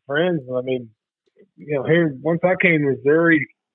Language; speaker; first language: English; native; English